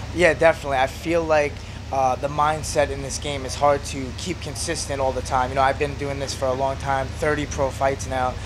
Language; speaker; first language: English; native; English